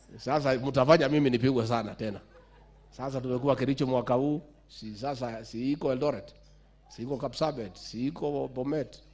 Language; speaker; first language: Swahili; non-native, local second language; Kalenjin